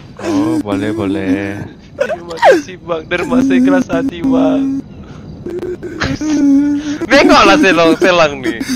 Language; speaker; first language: Malay; native; Malay